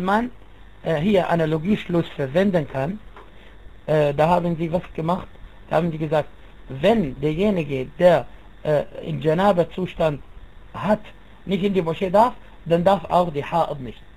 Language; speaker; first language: German; non-native, fluent; Arabic